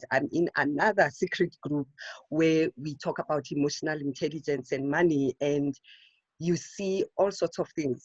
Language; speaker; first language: English; non-native, local second language; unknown